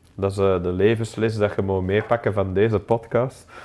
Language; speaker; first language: Dutch; non-native, local second language; English